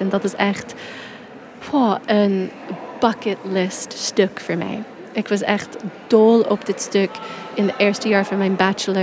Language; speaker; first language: Dutch; non-native, fluent; English